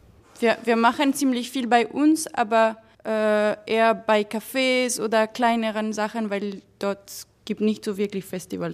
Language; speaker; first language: German; non-native, fluent; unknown